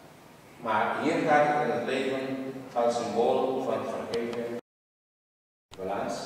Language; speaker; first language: Dutch; non-native, local second language; Papiamento